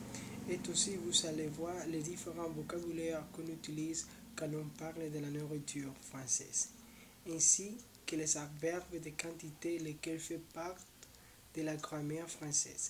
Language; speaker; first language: French; non-native, learner; Spanish